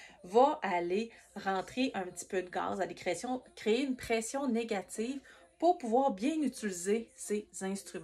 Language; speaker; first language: French; native; French